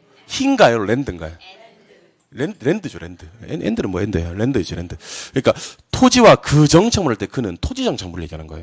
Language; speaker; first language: Korean; native; Korean